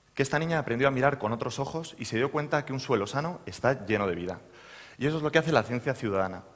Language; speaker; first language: Spanish; native; Spanish